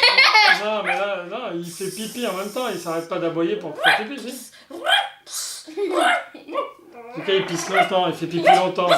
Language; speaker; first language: French; native; French